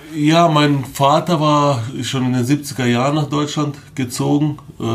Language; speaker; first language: German; early bilingual, other home language; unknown